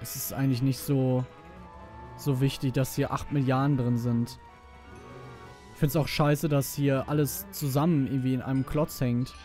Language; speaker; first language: German; native; German